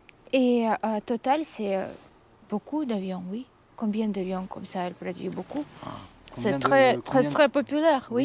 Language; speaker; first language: French; non-native, learner; Russian